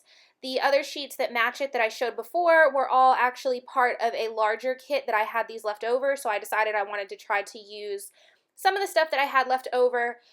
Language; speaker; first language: English; native; English